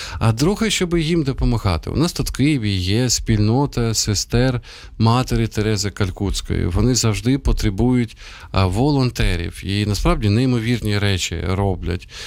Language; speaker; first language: Ukrainian; native; Ukrainian